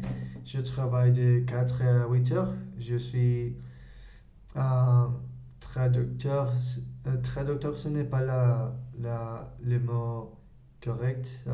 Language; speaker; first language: French; non-native, learner; Spanish